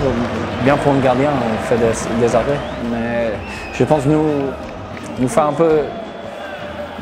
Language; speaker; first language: French; non-native, learner; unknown